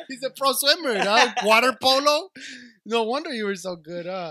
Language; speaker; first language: English; early bilingual, other home language; Spanish